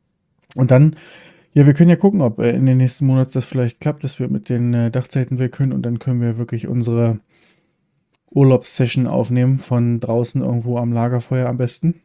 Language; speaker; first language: German; native; German